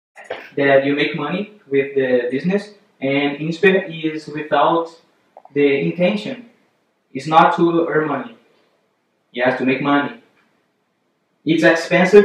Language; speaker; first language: English; non-native, learner; Portuguese